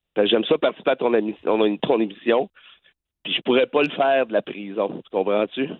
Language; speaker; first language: French; native; French